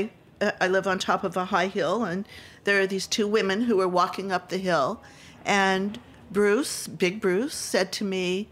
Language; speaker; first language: English; native; English